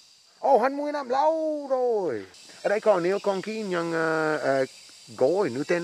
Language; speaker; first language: Vietnamese; non-native, fluent; English